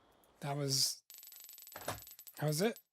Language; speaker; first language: English; native; English